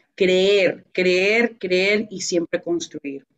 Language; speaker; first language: Spanish; native; Spanish